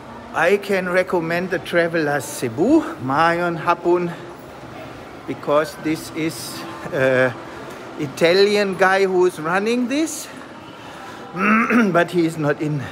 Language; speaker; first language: English; non-native, fluent; German